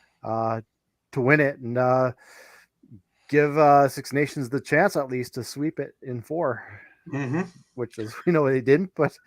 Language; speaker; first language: English; native; English